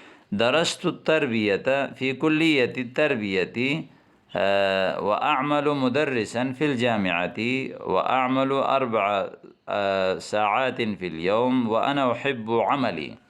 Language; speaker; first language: Arabic; non-native, fluent; Urdu